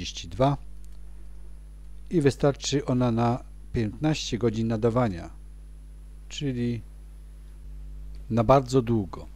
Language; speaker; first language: Polish; native; Polish